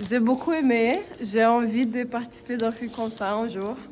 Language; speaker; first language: French; non-native, learner; Portuguese